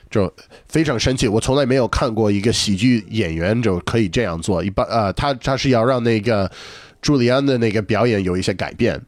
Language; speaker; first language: Chinese; non-native, fluent; English